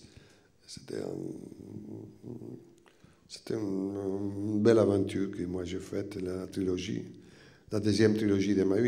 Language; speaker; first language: French; non-native, fluent; Italian